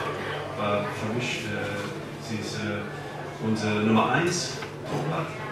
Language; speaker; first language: German; non-native, learner; English